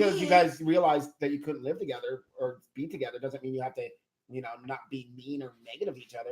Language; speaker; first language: English; native; English